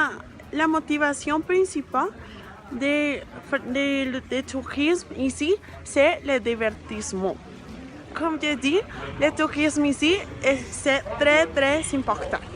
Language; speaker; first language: French; non-native, learner; Spanish